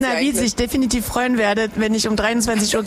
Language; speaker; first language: German; non-native, fluent; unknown